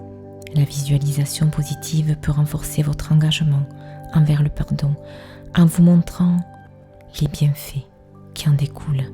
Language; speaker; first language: French; native; French